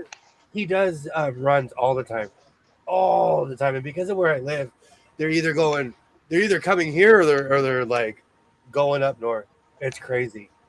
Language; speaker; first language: English; native; English